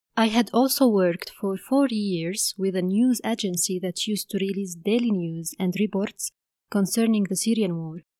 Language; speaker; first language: English; non-native, fluent; Arabic